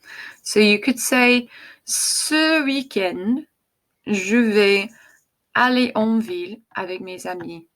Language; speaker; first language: French; non-native, fluent; English